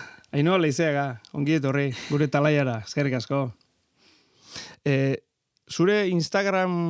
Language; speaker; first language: Basque; native; Basque